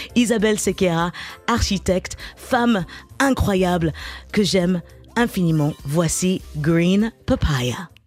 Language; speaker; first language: French; native; French